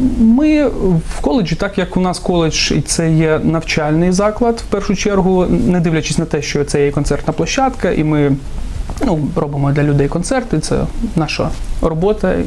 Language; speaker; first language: Ukrainian; non-native, local second language; Russian